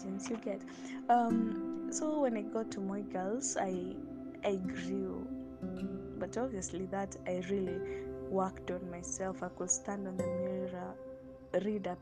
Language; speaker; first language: English; non-native, local second language; Gusii